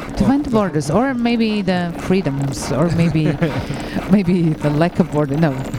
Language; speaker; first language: English; non-native, fluent; German